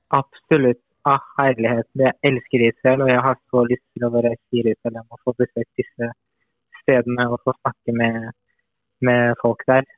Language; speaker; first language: Norwegian; non-native, fluent; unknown